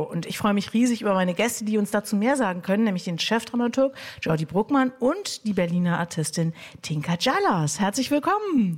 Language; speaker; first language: German; native; German